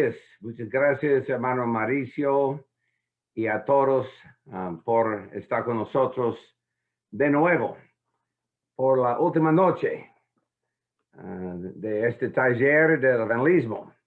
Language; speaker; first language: Spanish; non-native, fluent; English